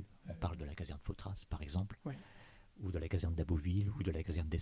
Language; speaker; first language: French; native; French